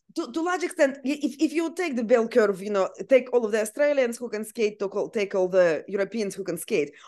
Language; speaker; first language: English; non-native, fluent; Russian